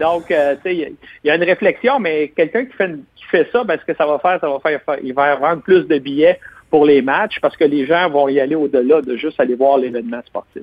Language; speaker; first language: French; native; French